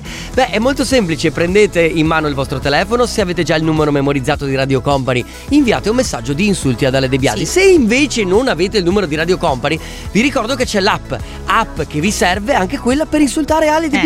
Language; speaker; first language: Italian; native; Italian